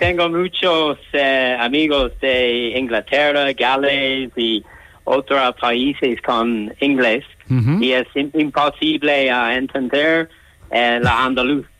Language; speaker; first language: Spanish; non-native, learner; English